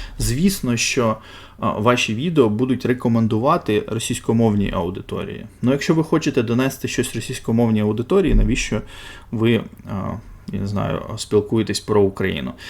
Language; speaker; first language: Ukrainian; non-native, local second language; Russian